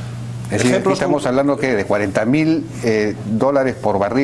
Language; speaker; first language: Spanish; native; Spanish